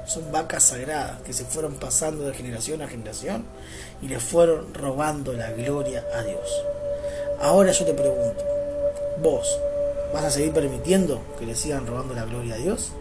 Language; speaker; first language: Spanish; native; Spanish